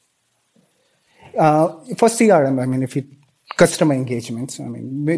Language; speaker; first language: English; non-native, local second language; Hindi